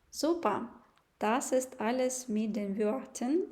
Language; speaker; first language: German; non-native, fluent; Ukrainian